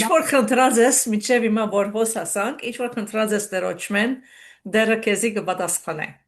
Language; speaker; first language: Armenian; early bilingual, heritage; Armenian